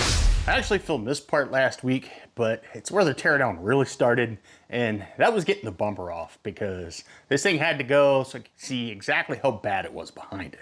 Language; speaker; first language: English; native; English